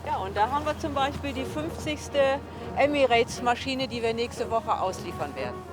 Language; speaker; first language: German; native; German